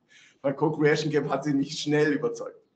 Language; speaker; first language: German; native; German